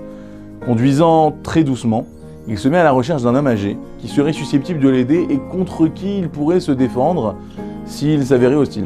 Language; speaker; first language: French; native; French